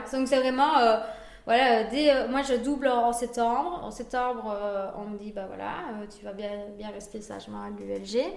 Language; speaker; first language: French; early bilingual, other home language; Spanish